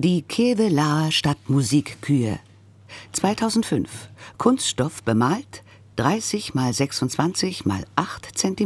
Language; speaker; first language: German; native; German